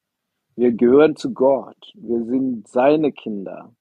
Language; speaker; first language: German; non-native, fluent; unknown